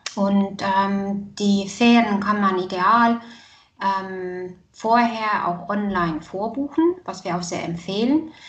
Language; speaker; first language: German; non-native, fluent; Estonian